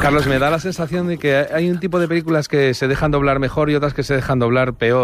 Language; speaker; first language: Spanish; native; Spanish